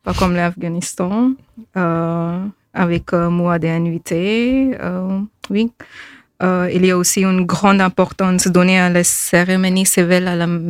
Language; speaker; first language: French; non-native, fluent; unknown